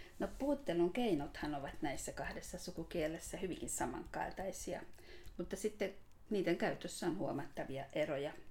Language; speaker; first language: Finnish; non-native, fluent; Hungarian